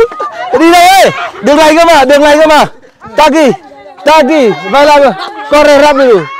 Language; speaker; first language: Vietnamese; native; Vietnamese